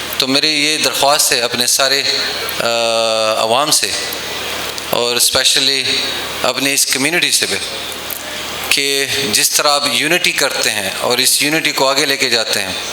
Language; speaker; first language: Urdu; non-native, local second language; Pashto